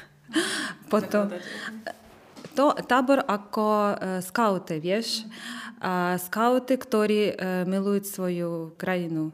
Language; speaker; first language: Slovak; non-native, learner; Ukrainian